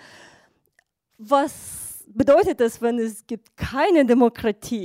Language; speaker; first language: German; non-native, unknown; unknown